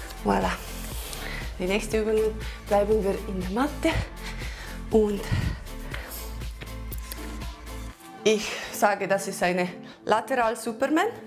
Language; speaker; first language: German; non-native, learner; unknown